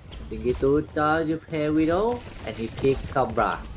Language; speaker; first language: English; non-native, learner; Thai